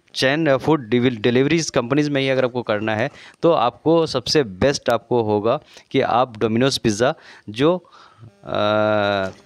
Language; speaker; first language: Hindi; native; Hindi